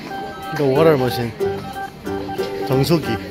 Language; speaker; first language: Korean; non-native, learner; Indonesian